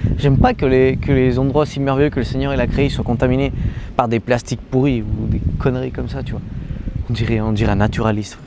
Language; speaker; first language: French; native; French